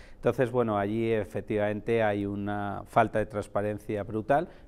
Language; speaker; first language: Spanish; native; Spanish